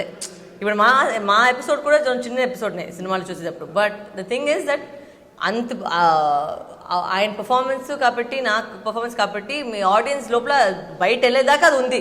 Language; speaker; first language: Telugu; non-native, local second language; Tamil